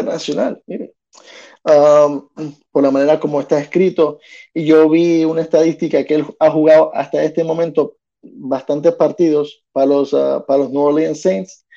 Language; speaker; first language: Spanish; early bilingual, heritage; Spanish